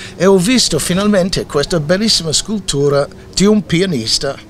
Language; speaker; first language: Italian; non-native, fluent; English